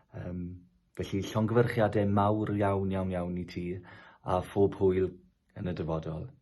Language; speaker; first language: Welsh; native; Welsh